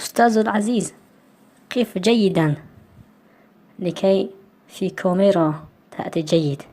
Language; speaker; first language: Arabic; non-native, learner; Tajik